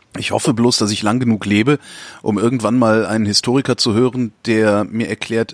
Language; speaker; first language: German; native; German